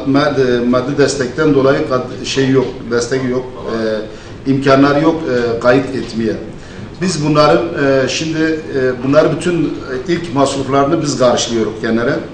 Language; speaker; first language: Turkish; non-native, fluent; Arabic